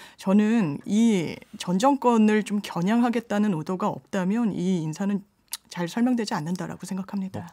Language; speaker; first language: Korean; native; Korean